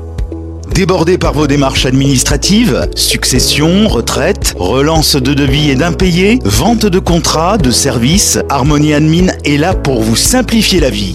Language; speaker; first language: French; native; French